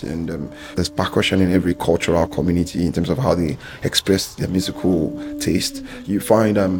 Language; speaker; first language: English; non-native, local second language; Yoruba